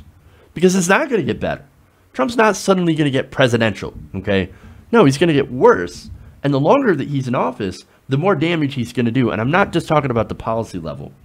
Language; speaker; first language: English; native; English